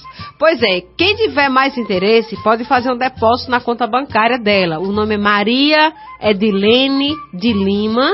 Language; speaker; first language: Portuguese; native; Portuguese